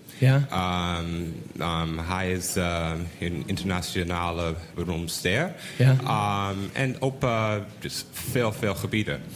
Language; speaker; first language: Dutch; non-native, learner; English